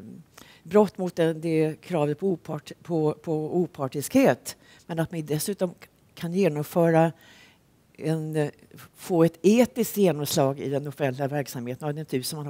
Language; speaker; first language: Swedish; native; Swedish